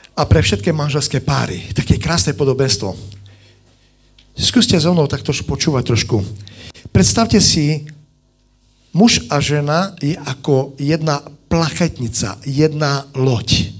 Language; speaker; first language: Slovak; native; Slovak